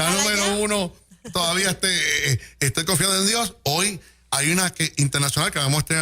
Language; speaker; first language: Spanish; native; Spanish